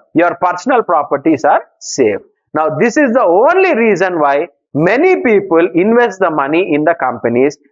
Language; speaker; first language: English; non-native, local second language; Telugu